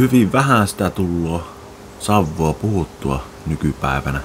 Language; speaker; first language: Finnish; native; Finnish